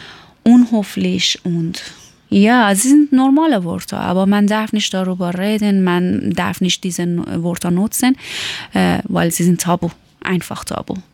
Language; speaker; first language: German; non-native, learner; Persian